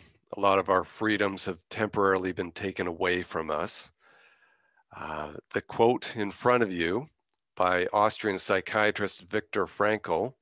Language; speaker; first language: English; native; English